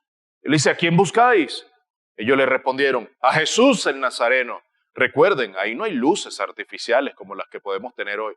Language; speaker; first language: Spanish; native; Spanish